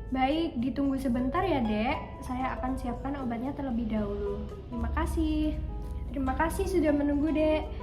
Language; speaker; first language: Indonesian; native; Indonesian